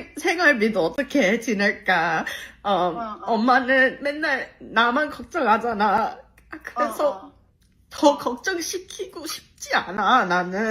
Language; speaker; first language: Korean; early bilingual, heritage; English